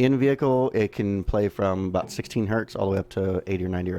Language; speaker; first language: English; native; English